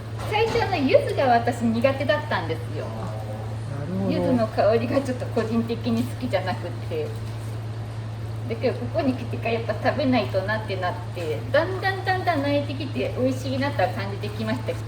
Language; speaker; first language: Japanese; native; Japanese